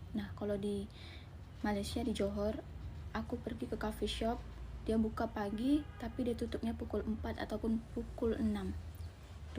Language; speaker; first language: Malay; non-native, learner; Indonesian